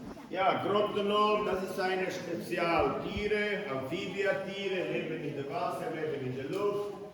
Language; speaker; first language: German; non-native, learner; Croatian